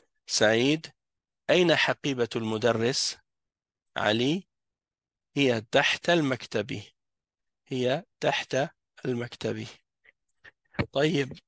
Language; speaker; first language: Arabic; non-native, fluent; French